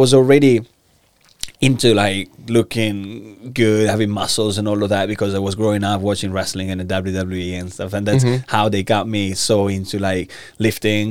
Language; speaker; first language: English; non-native, fluent; Italian